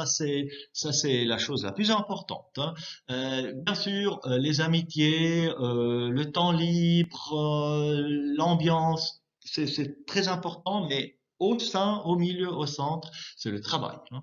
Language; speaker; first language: French; non-native, local second language; German